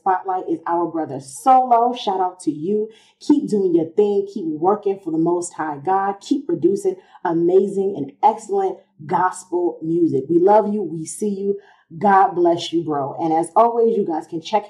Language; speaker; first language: English; native; English